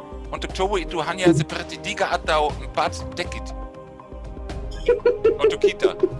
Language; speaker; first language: Indonesian; non-native, fluent; German